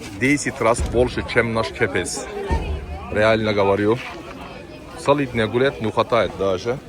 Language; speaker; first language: Russian; non-native, learner; Turkish